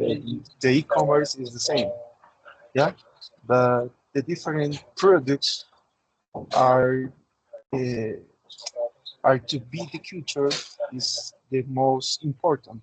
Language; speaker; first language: English; non-native, learner; Spanish